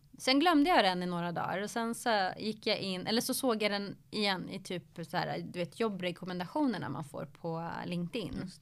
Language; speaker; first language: Swedish; early bilingual, other home language; Arabic